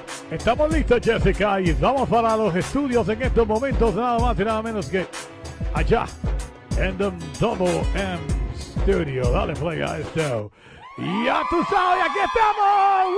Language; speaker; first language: Spanish; native; Spanish